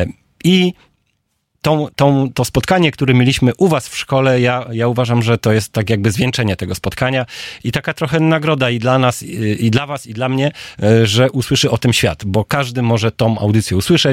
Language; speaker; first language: Polish; native; Polish